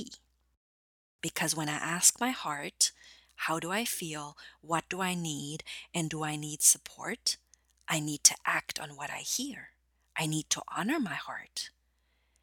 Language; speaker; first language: English; non-native, fluent; German